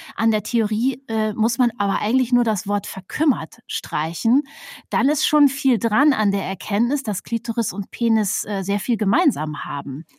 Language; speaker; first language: German; native; German